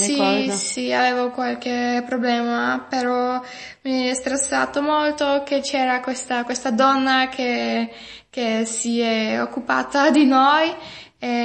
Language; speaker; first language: Italian; non-native, fluent; German